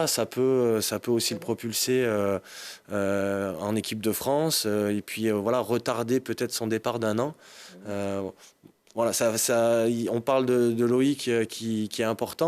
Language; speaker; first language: French; native; French